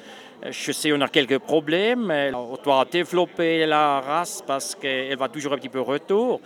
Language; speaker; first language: French; non-native, local second language; Swiss German